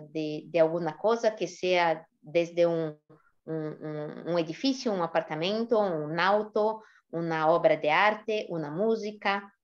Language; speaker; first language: Spanish; non-native, fluent; Portuguese